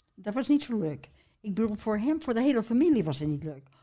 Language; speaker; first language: Dutch; non-native, fluent; English